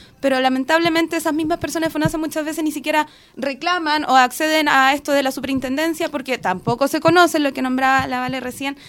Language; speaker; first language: Spanish; native; Spanish